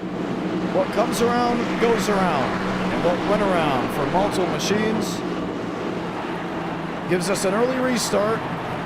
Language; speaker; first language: English; native; English